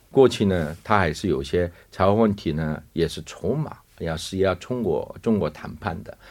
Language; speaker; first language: Chinese; non-native, fluent; Korean